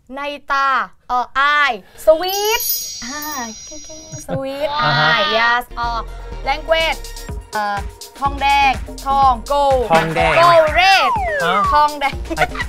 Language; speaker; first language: English; non-native, learner; Thai